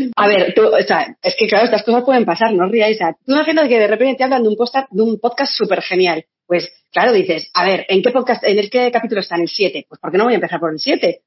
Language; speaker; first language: Spanish; native; Spanish